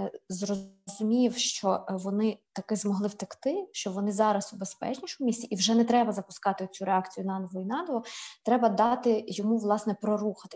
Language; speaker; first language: Ukrainian; native; Ukrainian